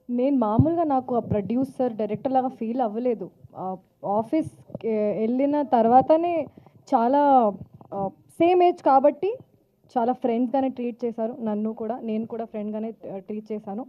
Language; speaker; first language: Telugu; non-native, fluent; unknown